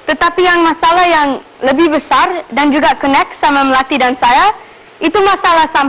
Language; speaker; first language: Indonesian; non-native, local second language; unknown